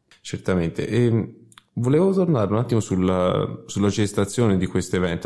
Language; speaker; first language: Italian; native; Italian